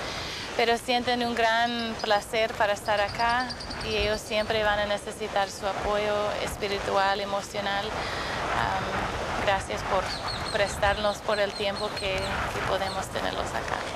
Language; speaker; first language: Spanish; non-native, fluent; English